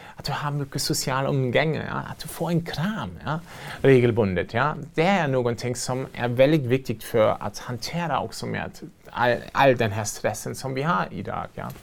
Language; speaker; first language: Swedish; non-native, fluent; German